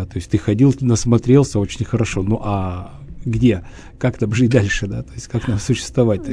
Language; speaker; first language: Russian; native; Russian